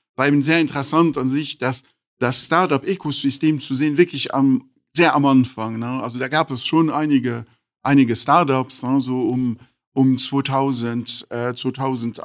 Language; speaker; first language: German; non-native, local second language; Luxembourgish